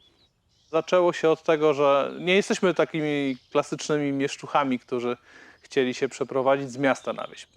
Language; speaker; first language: Polish; native; Polish